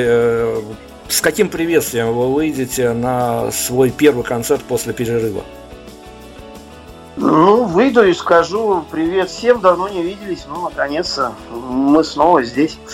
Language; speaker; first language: Russian; native; Russian